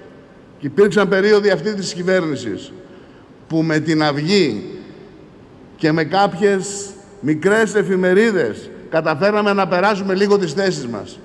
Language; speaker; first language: Greek; native; Greek